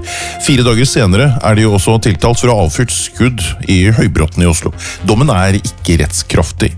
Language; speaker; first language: Norwegian; native; Norwegian